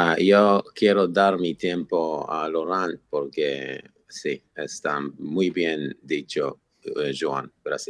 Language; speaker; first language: Spanish; non-native, fluent; Hebrew